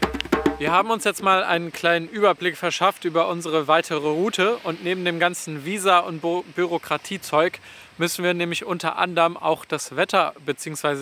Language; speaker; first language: German; native; German